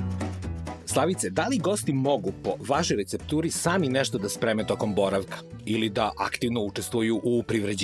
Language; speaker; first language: Serbian; native; Serbian